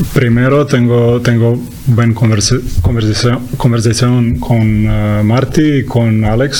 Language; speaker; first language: Spanish; non-native, learner; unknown